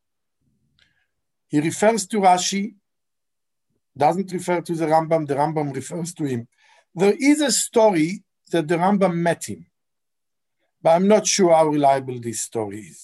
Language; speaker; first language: English; non-native, fluent; Hebrew